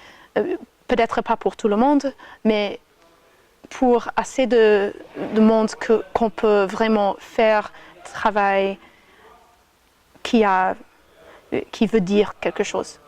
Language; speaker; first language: French; non-native, fluent; English